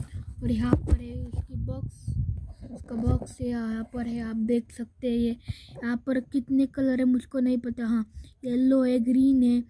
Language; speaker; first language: Hindi; native; Hindi